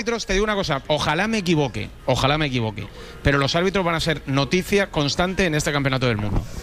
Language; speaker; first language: Spanish; native; Spanish